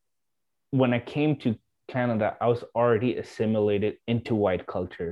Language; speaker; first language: English; non-native, fluent; Swedish